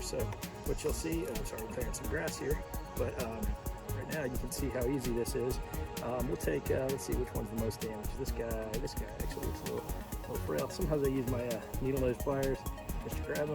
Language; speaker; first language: English; native; English